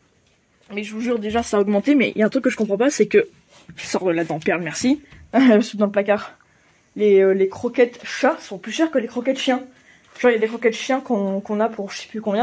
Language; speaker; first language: French; native; French